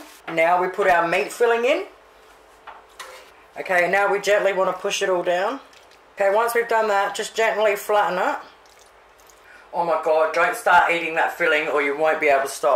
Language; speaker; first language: English; native; English